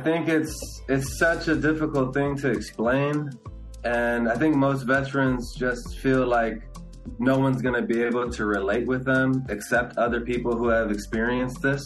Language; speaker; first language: English; early bilingual, other home language; Spanish